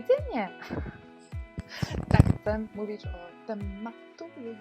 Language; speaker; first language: Polish; early bilingual, heritage; English